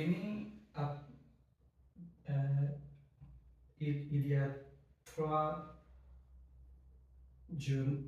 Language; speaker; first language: French; non-native, learner; English